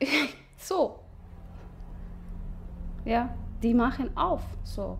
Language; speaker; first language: German; non-native, learner; Somali